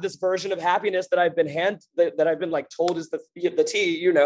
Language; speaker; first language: English; native; English